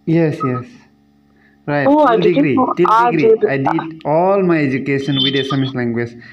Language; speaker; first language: English; non-native, local second language; Assamese